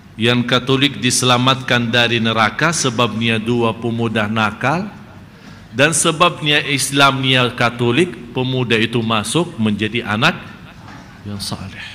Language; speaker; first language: Malay; non-native, fluent; Arabic